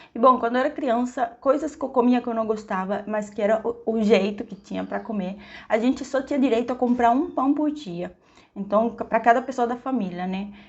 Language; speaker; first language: Portuguese; non-native, fluent; Spanish